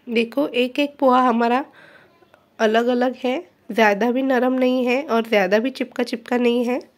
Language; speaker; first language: Hindi; non-native, local second language; Marathi